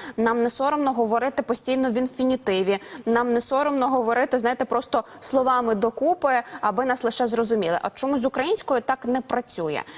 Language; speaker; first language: Ukrainian; native; Ukrainian